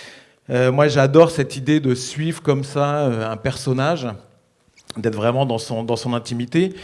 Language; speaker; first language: French; native; French